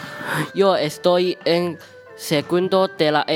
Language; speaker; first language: Spanish; non-native, learner; Chinese